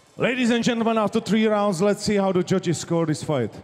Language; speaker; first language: English; non-native, fluent; Czech